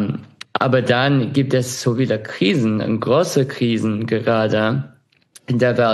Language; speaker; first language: German; non-native, fluent; English